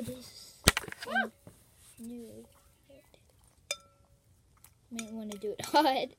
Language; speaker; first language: English; native; English